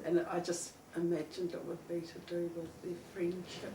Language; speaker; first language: English; native; English